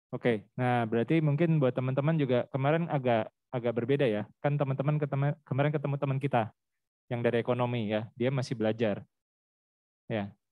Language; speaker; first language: Indonesian; native; Indonesian